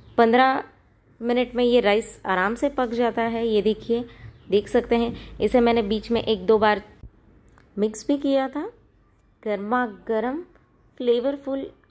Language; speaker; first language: Hindi; non-native, local second language; Marathi